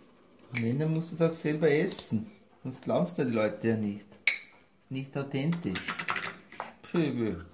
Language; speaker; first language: German; native; German